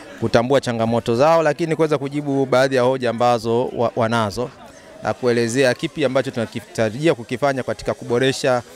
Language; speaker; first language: Swahili; native; Swahili